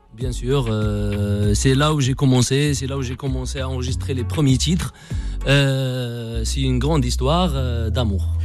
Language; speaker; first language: French; non-native, local second language; Arabic